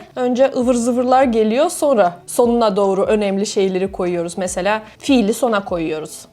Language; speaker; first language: Turkish; non-native, fluent; Russian